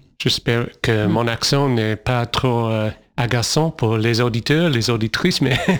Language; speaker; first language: French; non-native, fluent; English